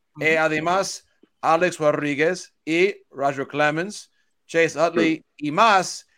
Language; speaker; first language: Spanish; non-native, learner; English